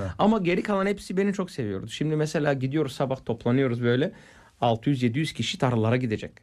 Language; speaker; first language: Turkish; non-native, fluent; Bulgarian